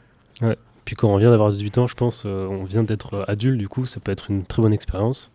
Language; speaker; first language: French; native; French